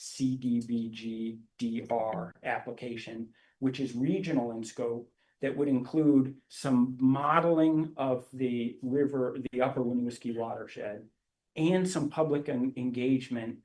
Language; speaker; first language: English; native; English